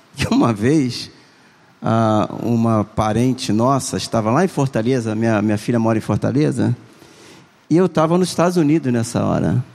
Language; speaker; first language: Portuguese; native; Portuguese